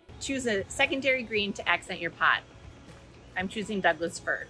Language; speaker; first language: English; native; English